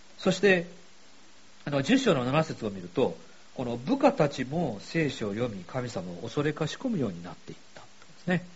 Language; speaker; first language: Japanese; native; Japanese